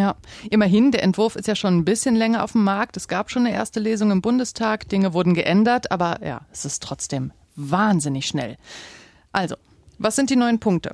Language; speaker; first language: German; native; German